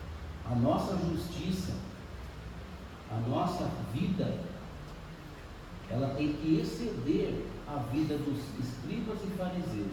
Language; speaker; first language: Portuguese; native; Portuguese